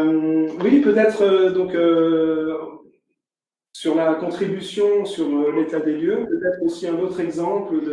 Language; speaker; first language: French; native; French